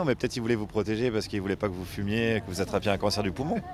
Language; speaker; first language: French; native; French